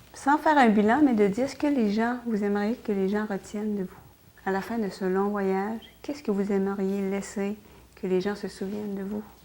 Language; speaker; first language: French; native; French